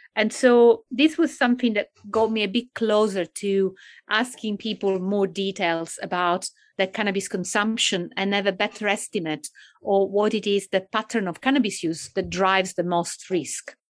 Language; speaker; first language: English; non-native, fluent; Italian